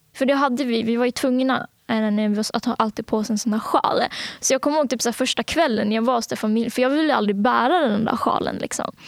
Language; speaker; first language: Swedish; early bilingual, other home language; Bangla